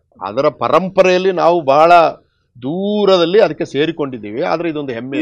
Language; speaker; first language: Kannada; non-native, local second language; Tulu